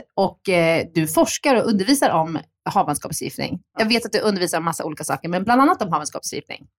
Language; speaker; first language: Swedish; native; Swedish